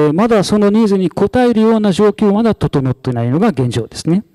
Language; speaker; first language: Japanese; non-native, fluent; Arabic